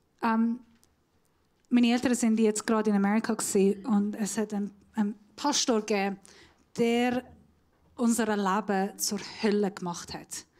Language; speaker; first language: German; non-native, fluent; Assyrian Neo-Aramaic